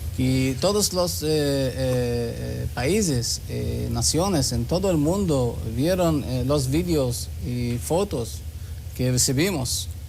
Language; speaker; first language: Spanish; non-native, learner; Hebrew